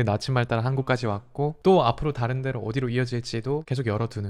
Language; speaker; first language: Korean; native; Korean